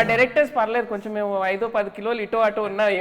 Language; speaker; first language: Telugu; native; Telugu